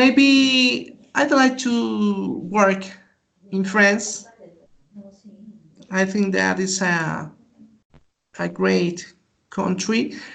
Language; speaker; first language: English; non-native, learner; Spanish